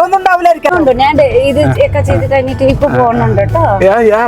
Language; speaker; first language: Malayalam; non-native, learner; Nepali